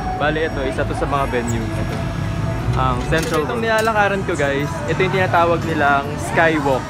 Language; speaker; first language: Filipino; non-native, local second language; Cebuano